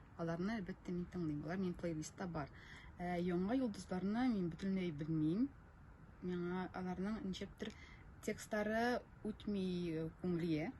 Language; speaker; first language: Tatar; non-native, local second language; Russian